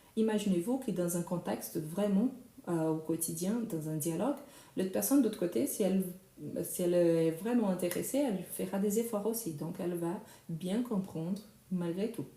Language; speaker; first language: French; non-native, fluent; Portuguese